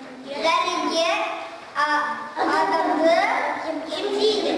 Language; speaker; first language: Kazakh; non-native, local second language; Russian